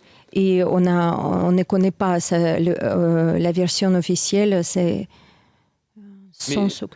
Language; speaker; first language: French; non-native, fluent; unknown